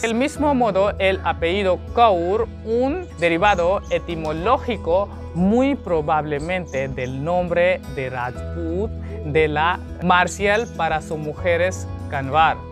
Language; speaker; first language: Spanish; non-native, learner; Hindi